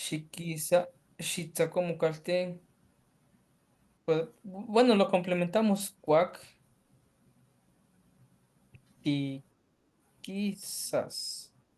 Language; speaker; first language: Spanish; native; Spanish